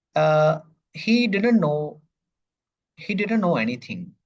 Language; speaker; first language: English; non-native, local second language; Punjabi